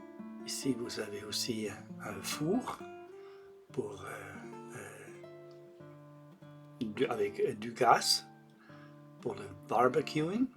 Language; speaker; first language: French; non-native, local second language; German